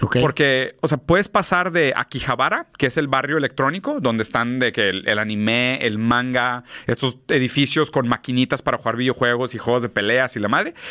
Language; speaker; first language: Spanish; native; Spanish